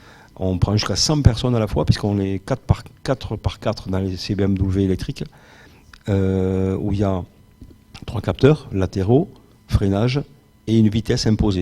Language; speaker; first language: French; native; French